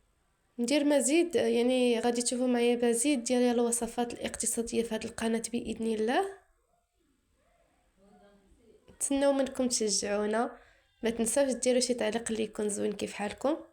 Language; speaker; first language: Arabic; native; Arabic